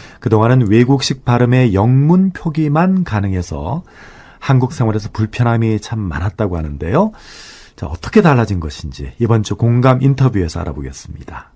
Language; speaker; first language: Korean; native; Korean